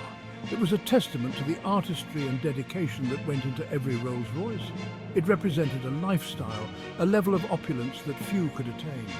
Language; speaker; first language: English; native; English